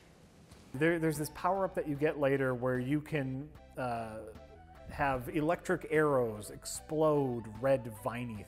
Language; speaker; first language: English; native; English